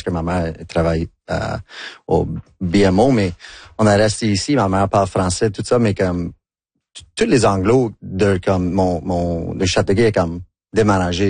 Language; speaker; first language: French; non-native, local second language; English